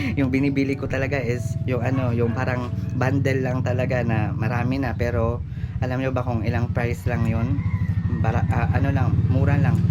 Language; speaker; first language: Filipino; non-native, local second language; Waray